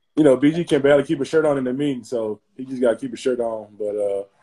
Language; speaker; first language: English; native; English